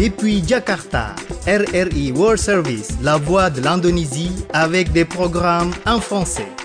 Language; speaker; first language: French; non-native, fluent; Indonesian